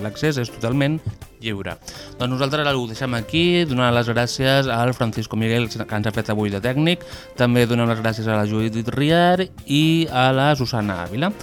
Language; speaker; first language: Catalan; native; Catalan